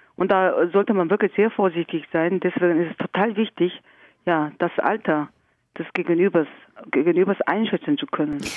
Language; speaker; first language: German; non-native, fluent; Korean